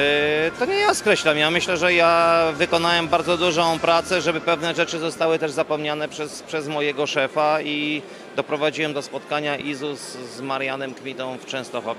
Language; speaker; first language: Polish; native; Polish